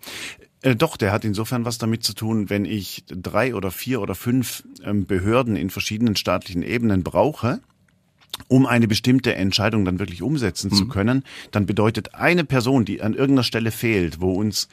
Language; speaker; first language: German; native; German